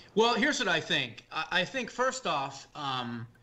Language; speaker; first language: English; native; English